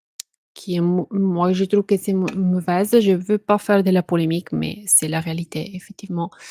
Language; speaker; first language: French; non-native, fluent; Italian